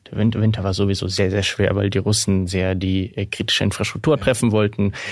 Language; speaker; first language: German; non-native, fluent; Ukrainian